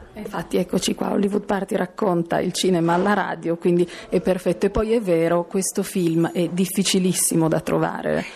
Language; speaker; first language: Italian; native; Italian